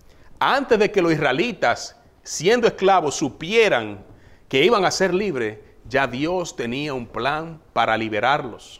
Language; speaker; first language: Spanish; native; Spanish